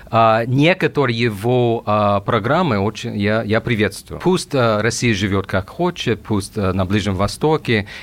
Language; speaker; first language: Russian; non-native, fluent; English